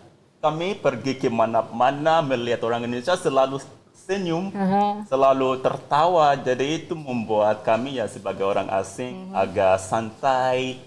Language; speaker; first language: Indonesian; non-native, fluent; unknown